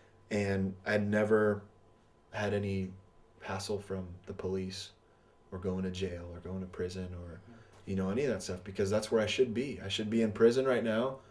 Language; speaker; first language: English; native; English